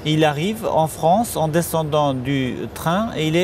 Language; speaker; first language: French; non-native, fluent; Kurdish